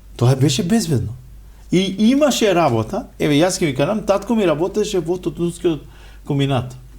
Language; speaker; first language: Macedonian; non-native, local second language; Romany